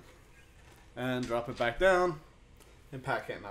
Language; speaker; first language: English; native; English